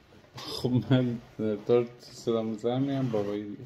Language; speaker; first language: Persian; native; Persian